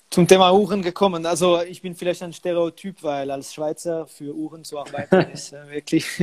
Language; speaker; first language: German; non-native, local second language; French